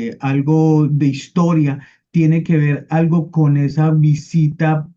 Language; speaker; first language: Spanish; native; Spanish